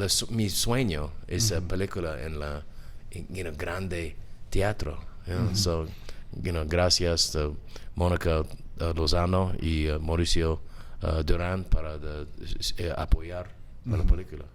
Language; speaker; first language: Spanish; non-native, learner; English